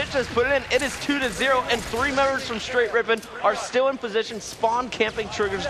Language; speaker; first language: English; native; English